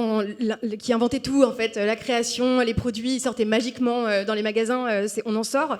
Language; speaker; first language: French; native; French